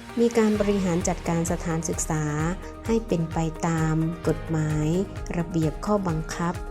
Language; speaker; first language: Thai; native; Thai